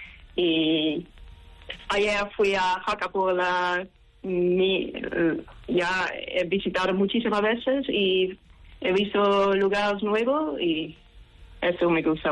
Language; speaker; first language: Spanish; non-native, fluent; Dutch